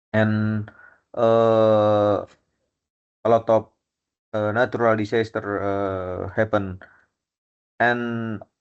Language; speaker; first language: English; non-native, fluent; Indonesian